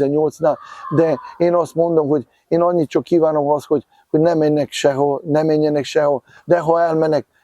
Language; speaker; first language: Hungarian; non-native, fluent; Serbian